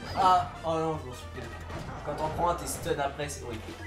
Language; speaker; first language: French; native; French